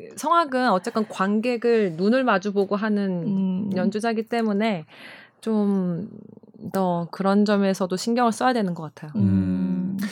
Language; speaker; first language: Korean; native; Korean